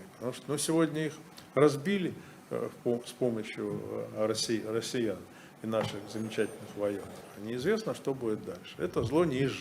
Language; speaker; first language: Russian; native; Russian